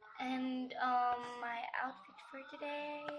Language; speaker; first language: English; non-native, local second language; Cebuano